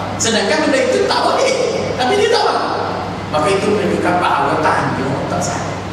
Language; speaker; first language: Malay; native; Malay